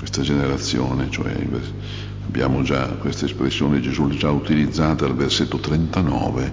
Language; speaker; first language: Italian; native; Italian